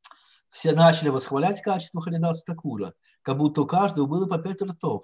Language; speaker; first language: Russian; native; Russian